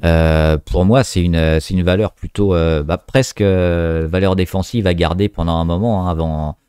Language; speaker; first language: French; native; French